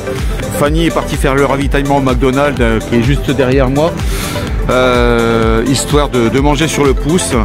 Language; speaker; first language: French; native; French